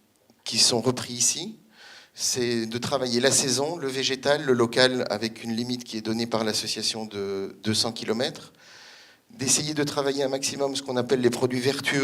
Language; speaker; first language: French; native; French